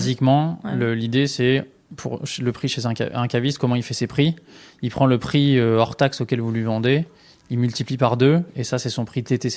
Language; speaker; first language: French; native; French